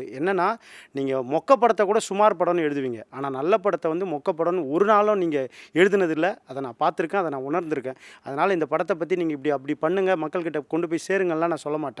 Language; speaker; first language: Tamil; native; Tamil